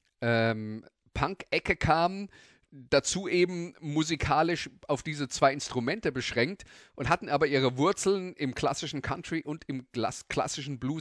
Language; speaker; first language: German; native; German